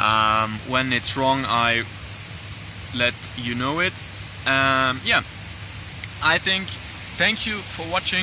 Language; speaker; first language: English; non-native, learner; German